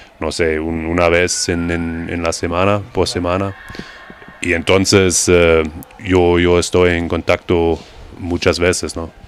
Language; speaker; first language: Spanish; non-native, learner; German